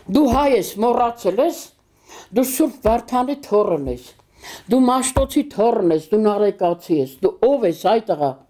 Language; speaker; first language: Armenian; native; Armenian